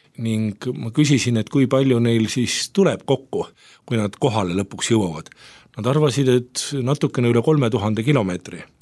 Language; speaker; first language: Estonian; native; Estonian